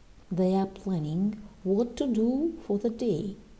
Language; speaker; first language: English; non-native, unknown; Russian